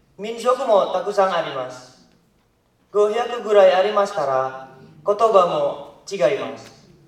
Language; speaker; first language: Japanese; non-native, learner; Indonesian